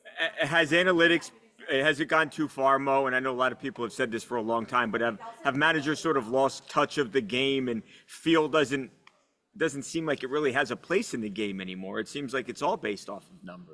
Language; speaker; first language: English; native; English